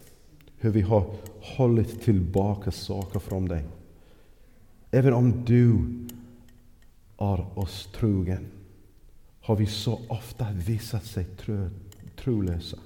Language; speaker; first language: Swedish; non-native, fluent; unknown